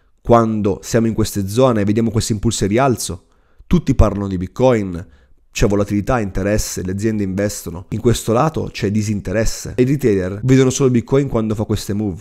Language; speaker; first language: Italian; native; Italian